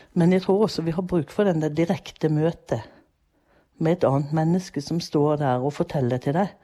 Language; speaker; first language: Norwegian; early bilingual, other home language; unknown